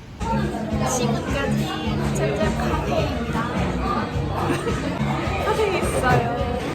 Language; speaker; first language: Korean; non-native, learner; Thai